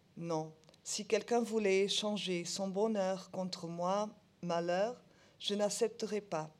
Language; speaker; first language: French; non-native, learner; Portuguese